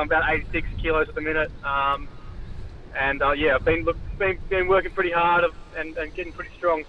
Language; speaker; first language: English; native; English